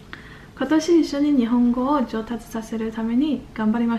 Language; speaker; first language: Japanese; non-native, fluent; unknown